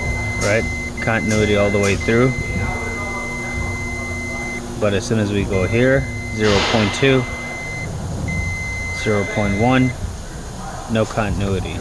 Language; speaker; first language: English; native; English